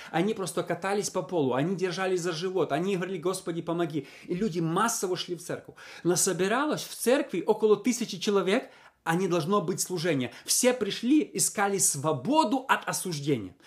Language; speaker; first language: Russian; native; Russian